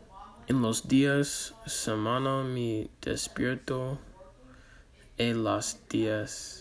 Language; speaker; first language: Spanish; non-native, learner; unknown